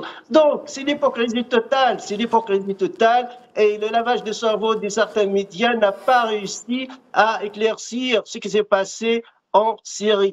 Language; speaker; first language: French; non-native, local second language; Arabic